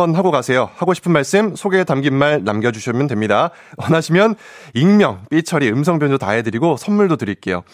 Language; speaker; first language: Korean; native; Korean